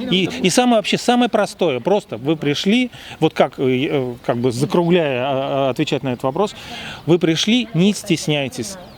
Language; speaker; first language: Russian; native; Russian